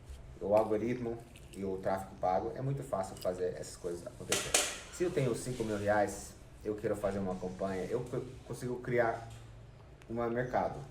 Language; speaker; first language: Portuguese; non-native, fluent; English